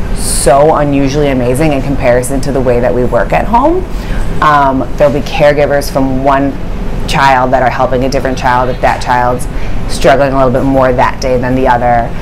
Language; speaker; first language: English; native; English